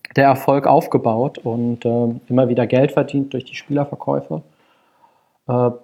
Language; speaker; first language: German; native; German